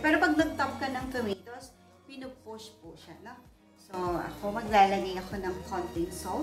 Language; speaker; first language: Filipino; native; Filipino